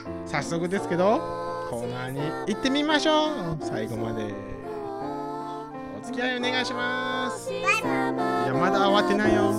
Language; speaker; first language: Japanese; native; Japanese